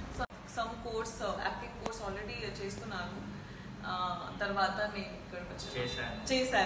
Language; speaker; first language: Telugu; non-native, learner; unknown